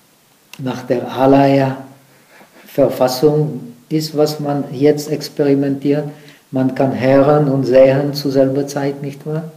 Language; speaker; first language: German; non-native, fluent; Czech